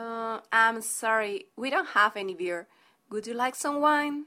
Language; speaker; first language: English; non-native, fluent; Spanish